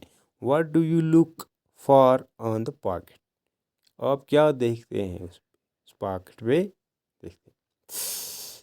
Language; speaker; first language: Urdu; non-native, local second language; Kashmiri